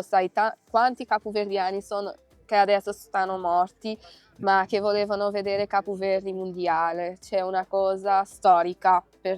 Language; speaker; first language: Italian; non-native, fluent; Kabuverdianu